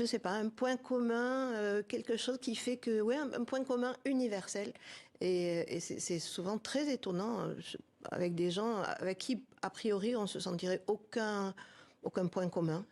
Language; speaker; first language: French; native; French